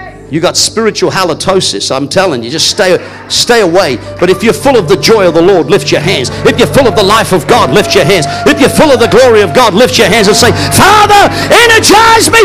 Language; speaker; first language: English; native; English